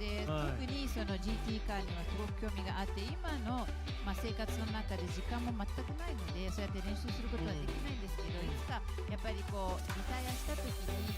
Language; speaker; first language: Japanese; native; Japanese